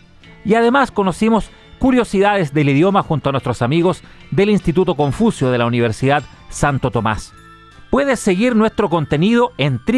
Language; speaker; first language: Spanish; native; Spanish